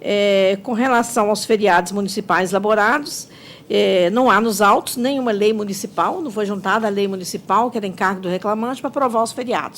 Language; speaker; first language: Portuguese; native; Portuguese